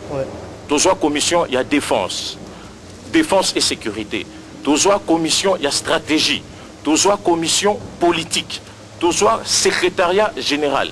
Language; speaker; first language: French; non-native, local second language; Lingala